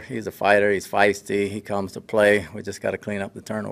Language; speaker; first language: English; native; English